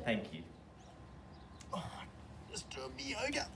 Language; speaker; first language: English; native; English